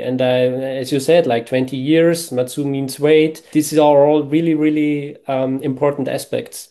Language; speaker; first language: English; non-native, fluent; German